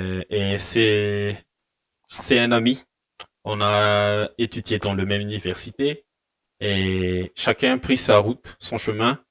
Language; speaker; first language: French; non-native, local second language; Malagasy